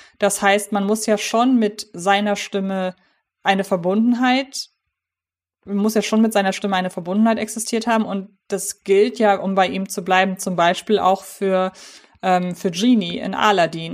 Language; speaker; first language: German; native; German